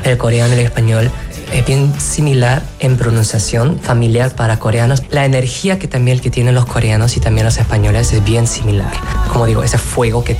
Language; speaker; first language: Spanish; non-native, fluent; Korean